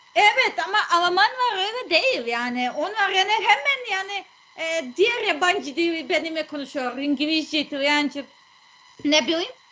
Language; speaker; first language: Turkish; non-native, learner; Serbian